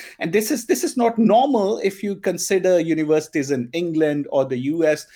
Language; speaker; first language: English; non-native, local second language; Punjabi